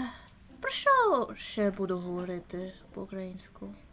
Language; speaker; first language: Ukrainian; early bilingual, heritage; English